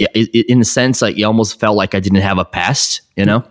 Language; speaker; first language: English; non-native, fluent; Portuguese